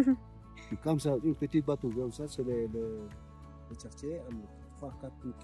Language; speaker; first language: French; non-native, learner; Aymara